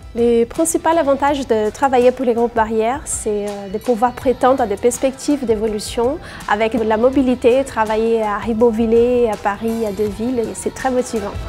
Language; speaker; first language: French; non-native, fluent; Portuguese